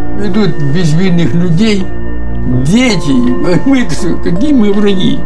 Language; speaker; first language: Russian; native; Russian